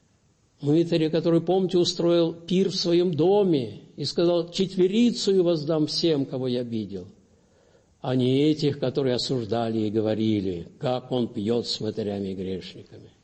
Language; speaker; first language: Russian; native; Russian